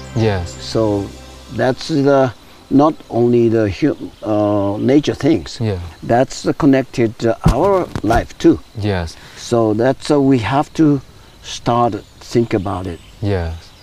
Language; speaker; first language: English; non-native, learner; Japanese